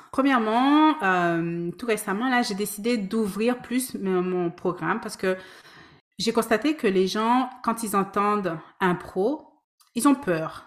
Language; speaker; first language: French; native; French